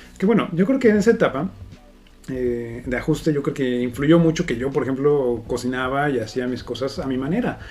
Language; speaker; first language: Spanish; native; Spanish